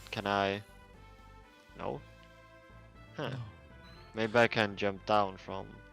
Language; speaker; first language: English; non-native, fluent; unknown